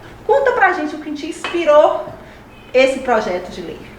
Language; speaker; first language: Portuguese; native; Portuguese